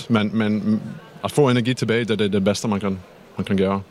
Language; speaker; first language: Danish; non-native, fluent; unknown